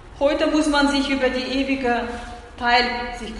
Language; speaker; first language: German; non-native, fluent; Russian